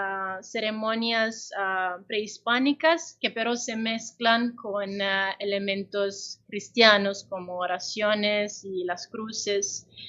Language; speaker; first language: Spanish; non-native, fluent; Italian